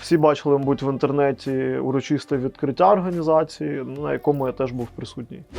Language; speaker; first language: Ukrainian; non-native, local second language; Russian